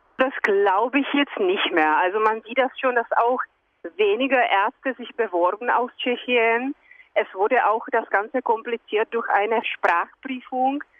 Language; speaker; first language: German; non-native, fluent; Czech